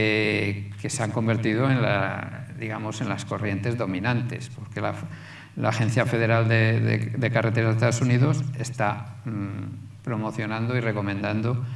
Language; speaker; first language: Spanish; native; Spanish